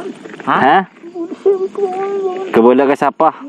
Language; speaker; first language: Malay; non-native, local second language; Madurese